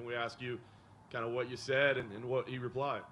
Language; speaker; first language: English; native; English